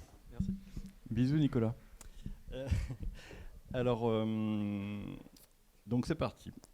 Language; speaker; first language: French; native; French